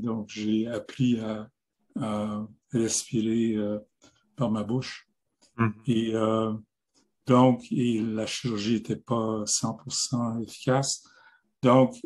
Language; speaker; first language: French; non-native, local second language; English